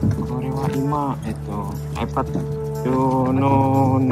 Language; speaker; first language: Japanese; non-native, fluent; Indonesian